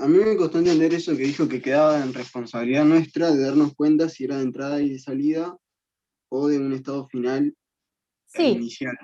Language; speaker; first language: Spanish; native; Spanish